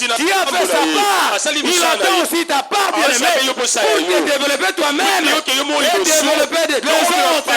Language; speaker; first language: French; non-native, local second language; Lingala